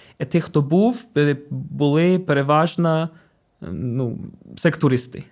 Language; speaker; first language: Ukrainian; non-native, fluent; English